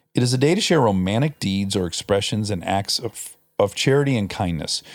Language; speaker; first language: English; native; English